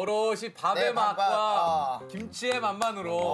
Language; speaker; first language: Korean; native; Korean